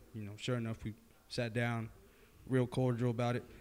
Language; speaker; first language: English; native; English